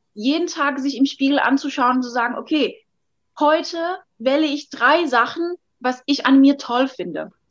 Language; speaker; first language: German; non-native, fluent; Catalan